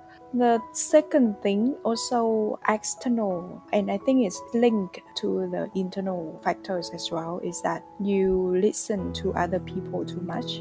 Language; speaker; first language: English; non-native, fluent; Vietnamese